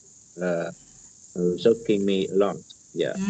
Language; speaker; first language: English; non-native, learner; Vietnamese